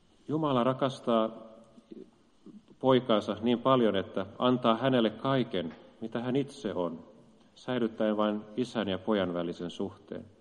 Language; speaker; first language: Finnish; native; Finnish